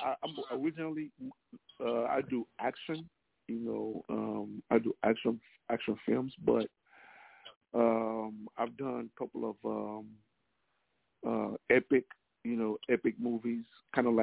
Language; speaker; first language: English; non-native, local second language; Igbo